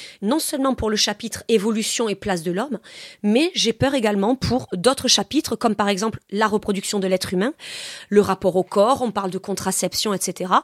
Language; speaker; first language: French; native; French